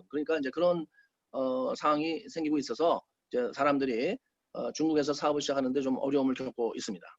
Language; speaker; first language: Korean; native; Korean